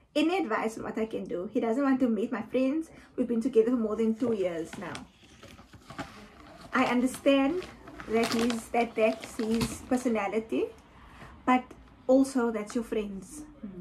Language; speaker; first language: English; non-native, local second language; Afrikaans